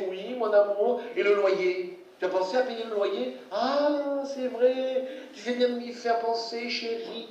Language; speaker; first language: French; native; French